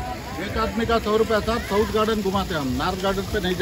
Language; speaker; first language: Hindi; non-native, local second language; Kannada